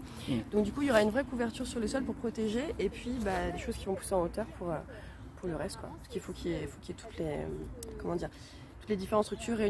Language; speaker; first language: French; native; French